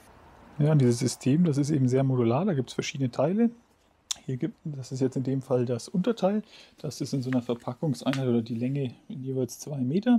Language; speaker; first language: German; native; German